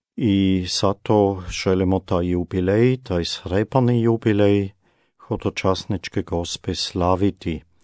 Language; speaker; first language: Croatian; non-native, fluent; German